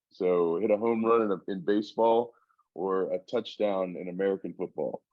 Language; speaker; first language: English; native; English